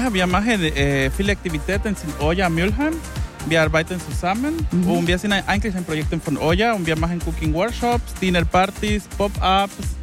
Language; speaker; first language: German; non-native, fluent; Spanish